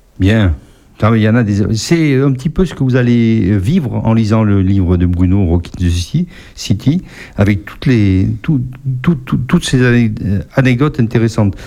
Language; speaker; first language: French; native; French